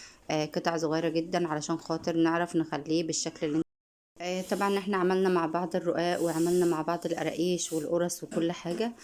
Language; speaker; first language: Arabic; native; Arabic